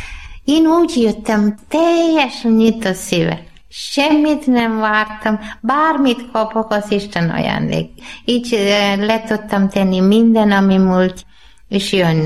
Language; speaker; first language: Hungarian; non-native, learner; Malayalam